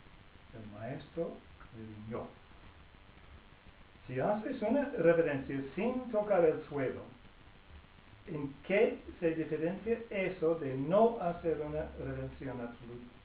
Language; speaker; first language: Spanish; non-native, fluent; English